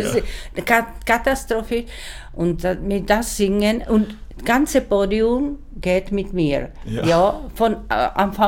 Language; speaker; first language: German; non-native, learner; Czech